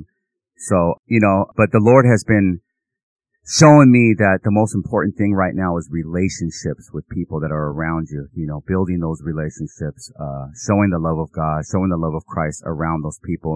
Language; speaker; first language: English; native; English